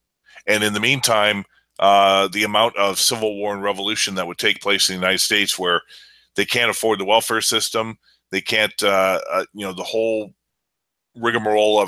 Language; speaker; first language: English; native; English